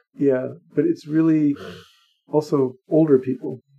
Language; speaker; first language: English; native; English